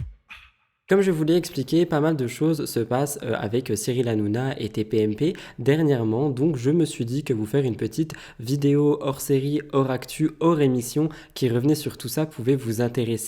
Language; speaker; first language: French; native; French